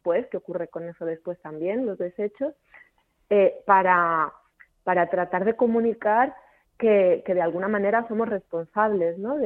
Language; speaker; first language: Spanish; native; Spanish